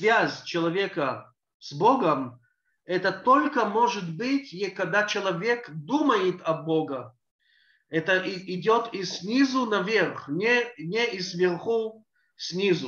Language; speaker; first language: Russian; early bilingual, heritage; Russian